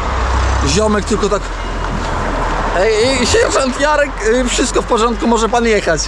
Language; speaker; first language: Polish; native; Polish